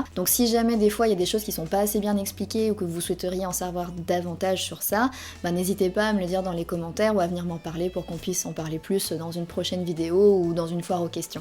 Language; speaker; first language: French; native; French